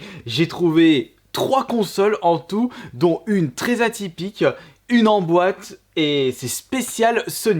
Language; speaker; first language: French; native; French